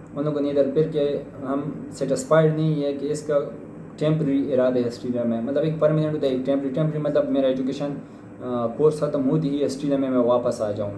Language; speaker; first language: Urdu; non-native, local second language; Pashto